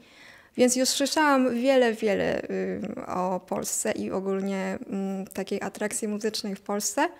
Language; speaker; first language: Polish; non-native, fluent; Japanese